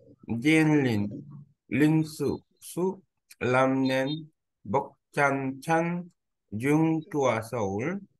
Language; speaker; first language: Vietnamese; non-native, learner; Korean